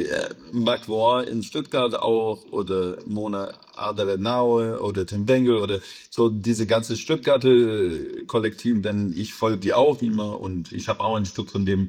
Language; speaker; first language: German; non-native, fluent; English